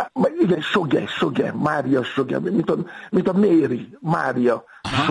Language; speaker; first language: Hungarian; non-native, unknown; Yoruba